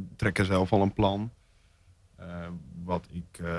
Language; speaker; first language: Dutch; native; Dutch